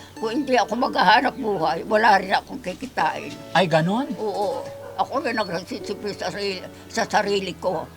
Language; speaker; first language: Filipino; native; Filipino